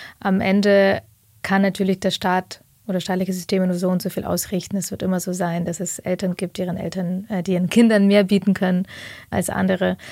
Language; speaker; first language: German; early bilingual, other home language; Russian